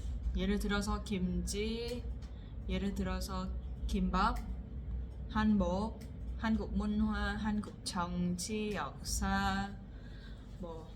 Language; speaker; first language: Korean; non-native, fluent; Vietnamese